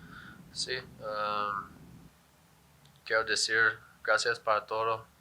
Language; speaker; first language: Spanish; non-native, learner; English